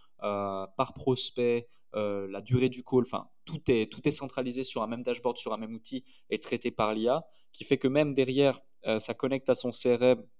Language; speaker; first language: French; native; French